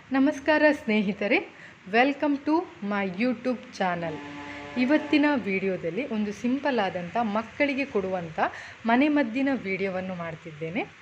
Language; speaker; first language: Kannada; non-native, local second language; Tulu